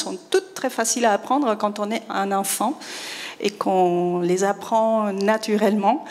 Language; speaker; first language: French; non-native, fluent; Spanish